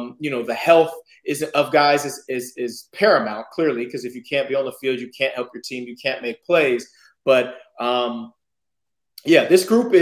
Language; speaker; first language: English; native; English